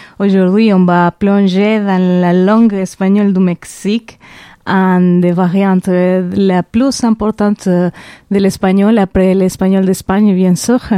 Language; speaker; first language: French; non-native, fluent; Spanish